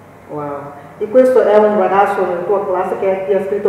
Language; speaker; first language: Italian; non-native, fluent; Igbo